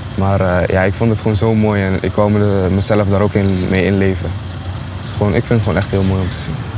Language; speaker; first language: Dutch; early bilingual, other home language; Akan